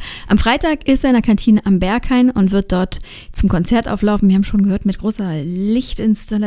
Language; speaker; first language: German; native; German